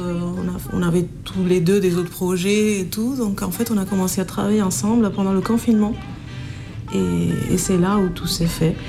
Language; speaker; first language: French; non-native, fluent; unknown